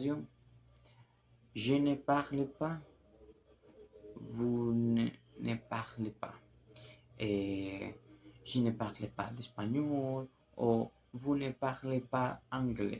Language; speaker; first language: French; non-native, learner; Spanish